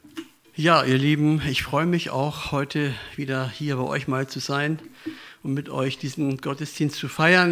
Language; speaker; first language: German; native; German